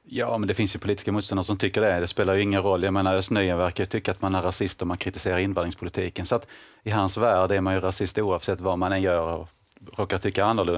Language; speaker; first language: Swedish; native; Swedish